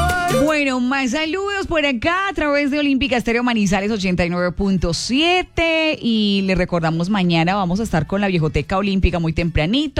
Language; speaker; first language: Spanish; native; Spanish